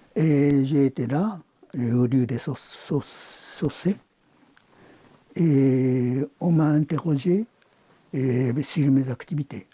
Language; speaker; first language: French; non-native, fluent; Japanese